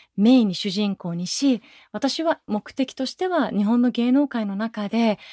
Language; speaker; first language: Japanese; early bilingual, other home language; Persian